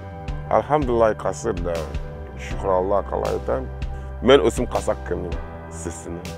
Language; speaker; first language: Kazakh; non-native, learner; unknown